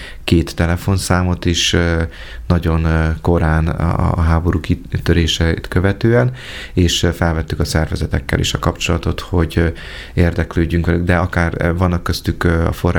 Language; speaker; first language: Hungarian; native; Hungarian